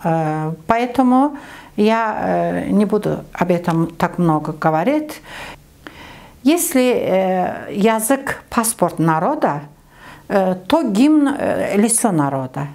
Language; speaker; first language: Russian; non-native, learner; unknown